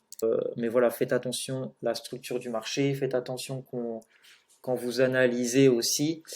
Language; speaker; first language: French; native; French